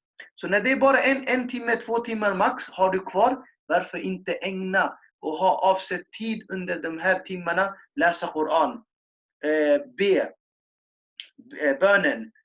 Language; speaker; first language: Swedish; non-native, fluent; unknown